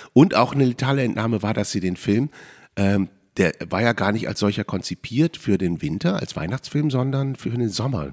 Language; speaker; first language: German; native; German